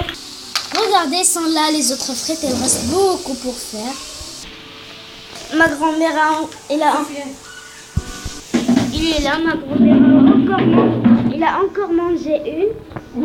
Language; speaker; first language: French; non-native, learner; Arabic